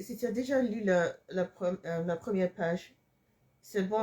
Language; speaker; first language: French; non-native, fluent; English